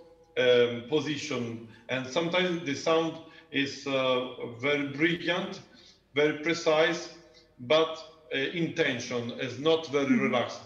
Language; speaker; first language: English; non-native, learner; Italian